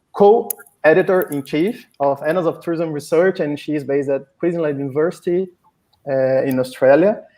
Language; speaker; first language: English; non-native, fluent; Portuguese